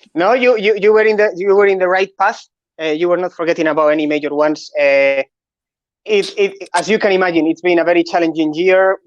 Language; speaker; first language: English; non-native, fluent; Catalan